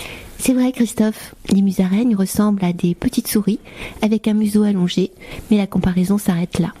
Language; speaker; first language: French; native; French